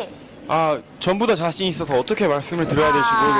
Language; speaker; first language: Korean; native; Korean